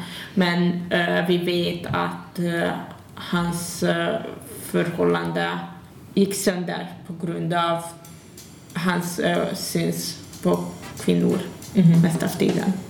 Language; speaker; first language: Swedish; non-native, learner; Hungarian